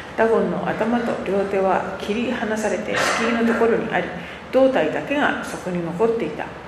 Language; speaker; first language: Japanese; native; Japanese